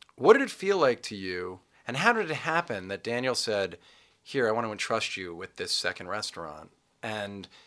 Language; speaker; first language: English; native; English